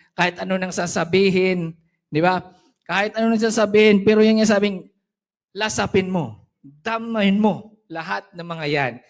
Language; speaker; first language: Filipino; non-native, local second language; Cebuano